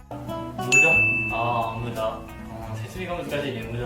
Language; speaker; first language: Japanese; native; Japanese